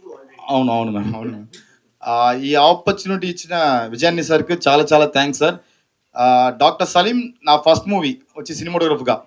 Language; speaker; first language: Telugu; non-native, fluent; Tamil